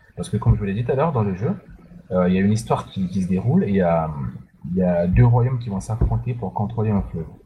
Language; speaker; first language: French; non-native, local second language; Sango